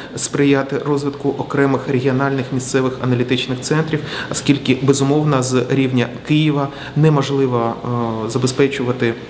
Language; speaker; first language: Ukrainian; native; Ukrainian